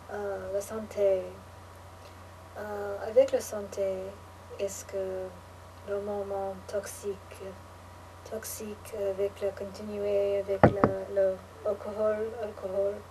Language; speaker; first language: French; non-native, learner; English